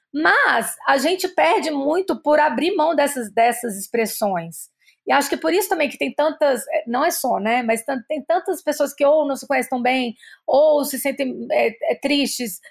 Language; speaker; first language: Portuguese; native; Portuguese